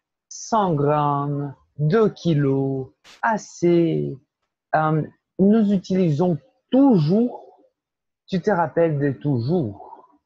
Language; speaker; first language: French; non-native, fluent; Portuguese